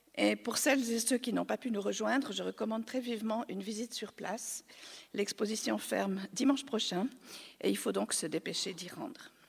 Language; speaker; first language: French; native; French